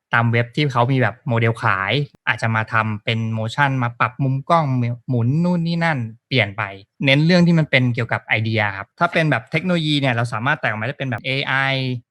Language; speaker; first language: Thai; native; Thai